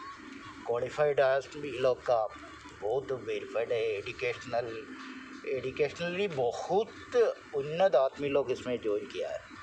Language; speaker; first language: Hindi; non-native, local second language; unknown